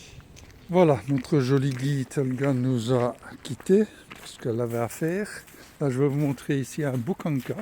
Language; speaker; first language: French; native; French